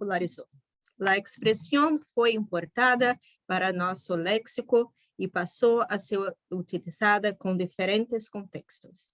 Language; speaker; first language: Spanish; non-native, fluent; Portuguese